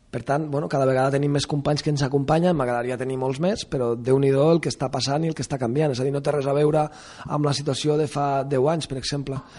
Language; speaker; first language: Catalan; non-native, local second language; Spanish